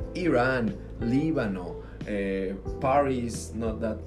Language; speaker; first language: English; non-native, fluent; Spanish